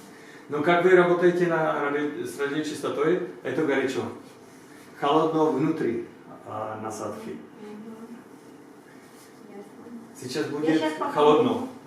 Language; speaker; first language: Russian; non-native, learner; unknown